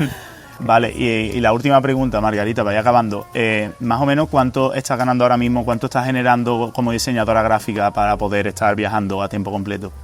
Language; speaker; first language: Spanish; native; Spanish